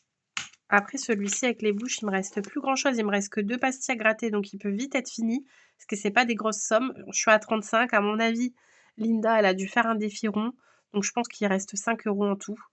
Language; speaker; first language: French; native; French